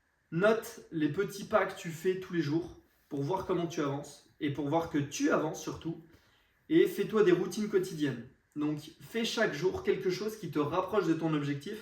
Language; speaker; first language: French; native; French